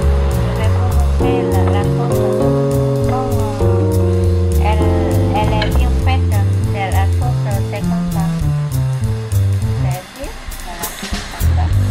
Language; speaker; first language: French; non-native, fluent; Vietnamese